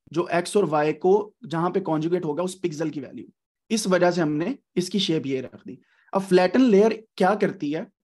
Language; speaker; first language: Urdu; native; Urdu